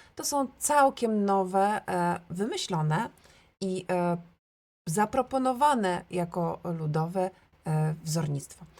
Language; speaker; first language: Polish; native; Polish